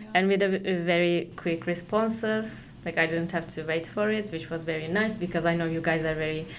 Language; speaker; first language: English; non-native, fluent; Turkish